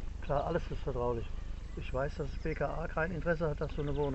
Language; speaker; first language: German; native; German